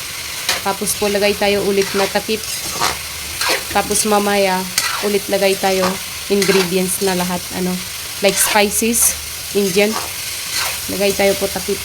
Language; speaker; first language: Filipino; non-native, learner; Punjabi